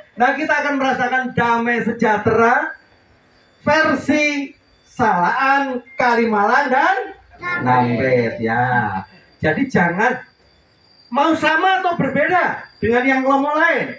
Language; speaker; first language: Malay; non-native, local second language; Javanese